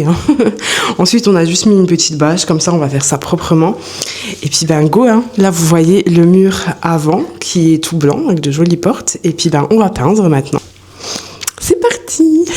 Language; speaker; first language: French; native; French